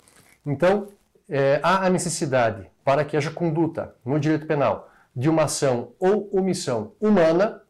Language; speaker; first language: Portuguese; native; Portuguese